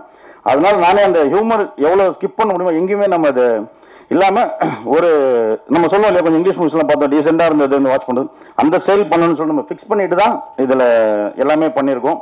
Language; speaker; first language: Tamil; native; Tamil